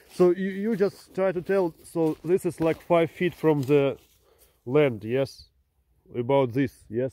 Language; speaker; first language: English; non-native, learner; Russian